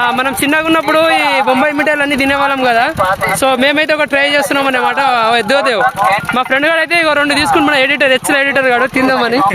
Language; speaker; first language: Telugu; non-native, local second language; Lambadi